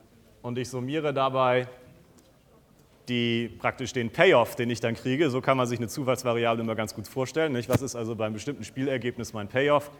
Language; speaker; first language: German; native; German